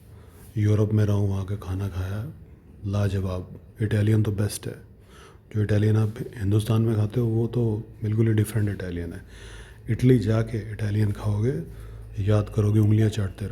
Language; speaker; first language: Hindi; native; Hindi